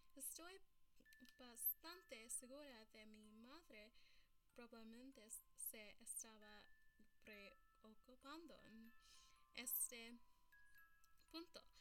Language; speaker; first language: Spanish; early bilingual, heritage; Spanish